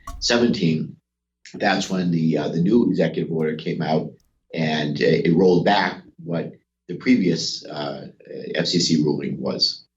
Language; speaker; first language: English; native; English